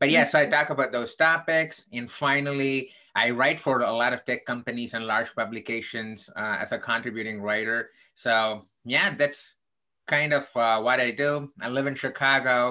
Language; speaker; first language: English; non-native, local second language; Tamil